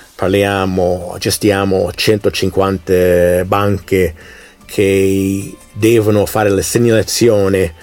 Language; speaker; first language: Italian; non-native, fluent; English